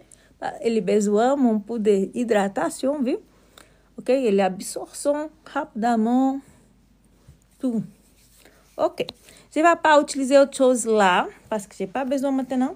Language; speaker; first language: French; non-native, learner; Portuguese